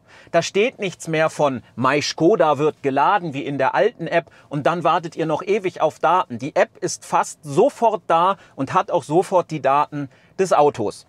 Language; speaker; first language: German; native; German